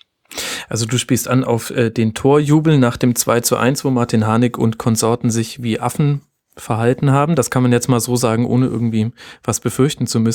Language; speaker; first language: German; native; German